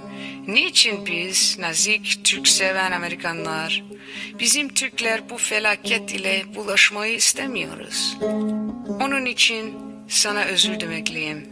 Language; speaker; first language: Turkish; non-native, learner; Armenian